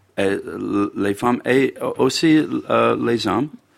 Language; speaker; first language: French; non-native, learner; English